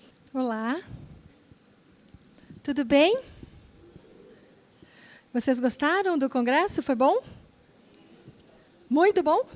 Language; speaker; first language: Portuguese; early bilingual, other home language; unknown